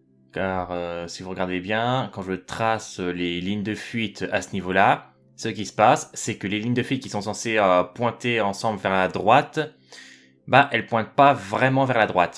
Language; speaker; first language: French; native; French